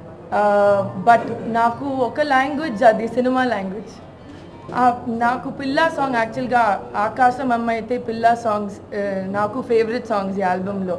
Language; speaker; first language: Telugu; non-native, local second language; Tamil